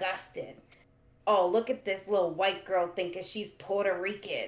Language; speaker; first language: English; native; English